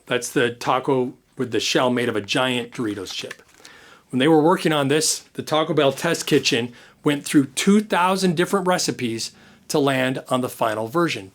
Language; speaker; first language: English; native; English